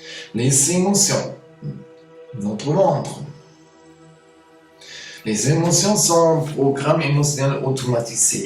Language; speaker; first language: French; non-native, fluent; German